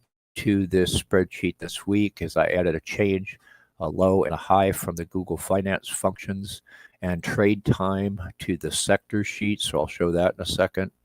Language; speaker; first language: English; native; English